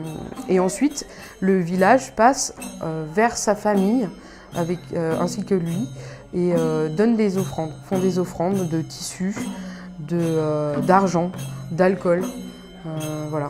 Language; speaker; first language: French; native; French